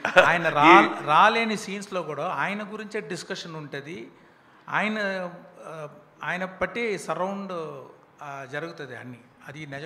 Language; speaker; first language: Telugu; non-native, local second language; Tamil